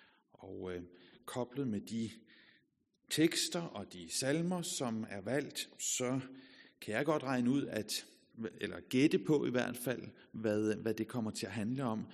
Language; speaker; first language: Danish; native; Danish